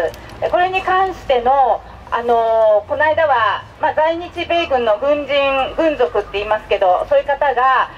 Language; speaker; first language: Japanese; native; Japanese